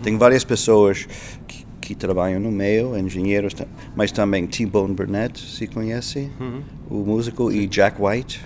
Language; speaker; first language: Spanish; non-native, learner; English